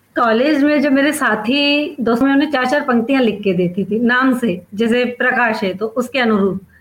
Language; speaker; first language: Hindi; non-native, local second language; Sindhi